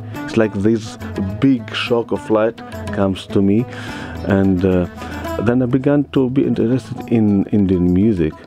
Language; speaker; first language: English; non-native, learner; Arabic